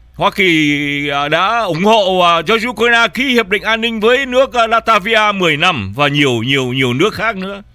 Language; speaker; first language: Vietnamese; native; Vietnamese